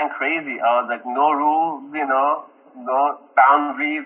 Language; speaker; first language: English; non-native, fluent; Persian